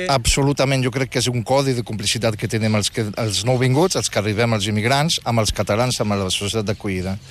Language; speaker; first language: Catalan; non-native, fluent; Riffian